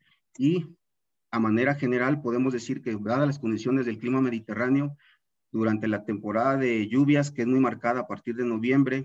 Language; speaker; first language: Spanish; native; Spanish